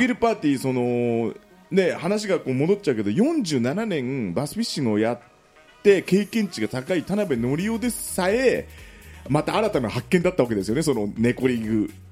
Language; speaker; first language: Japanese; native; Japanese